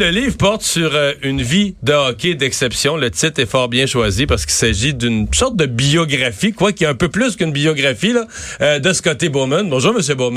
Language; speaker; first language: French; native; French